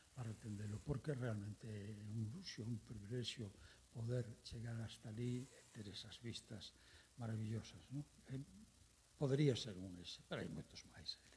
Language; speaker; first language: Galician; native; Galician